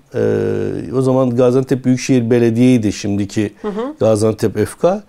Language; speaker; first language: Turkish; native; Turkish